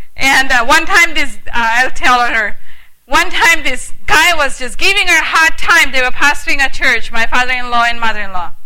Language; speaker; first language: English; early bilingual, heritage; English